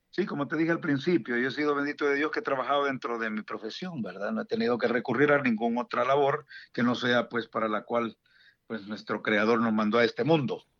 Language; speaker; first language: Spanish; native; Spanish